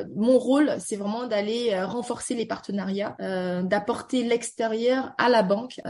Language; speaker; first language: French; early bilingual, heritage; Chinese